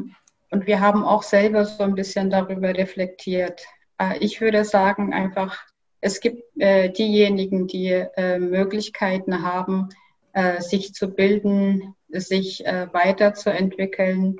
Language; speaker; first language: German; non-native, fluent; Kyrgyz